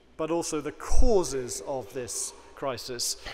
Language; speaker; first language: English; native; English